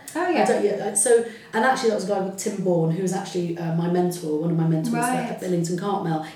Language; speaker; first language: English; early bilingual, other home language; Arabic